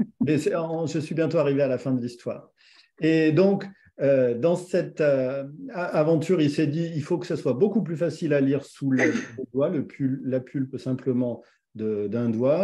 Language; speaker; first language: French; native; French